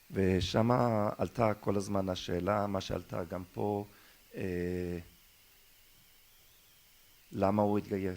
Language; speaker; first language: Hebrew; early bilingual, other home language; German